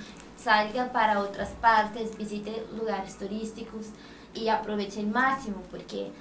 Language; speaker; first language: Spanish; non-native, fluent; Portuguese